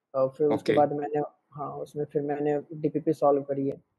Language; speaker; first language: Hindi; native; Hindi